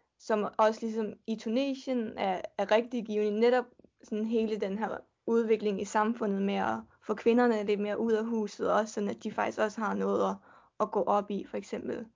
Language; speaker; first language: Danish; native; Danish